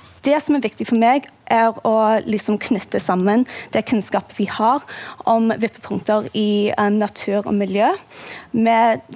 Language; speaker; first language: Norwegian; non-native, fluent; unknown